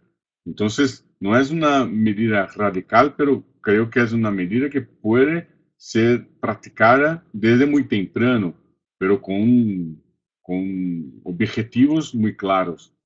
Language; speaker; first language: Spanish; non-native, fluent; Portuguese